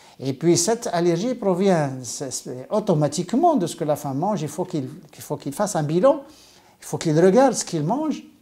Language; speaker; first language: French; non-native, local second language; Arabic